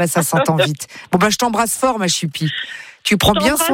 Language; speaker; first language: French; native; French